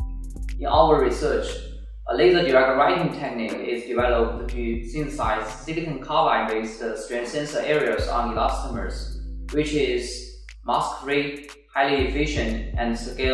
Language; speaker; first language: English; non-native, fluent; Chinese